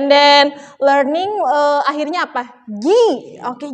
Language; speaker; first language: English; non-native, learner; Indonesian